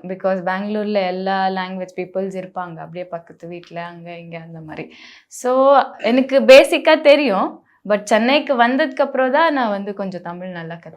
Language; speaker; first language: Tamil; non-native, local second language; Bangla